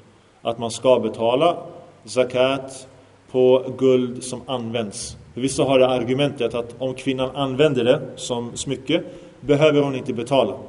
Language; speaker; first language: Swedish; early bilingual, other home language; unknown